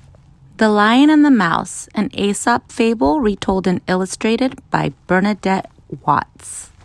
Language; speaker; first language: English; native; English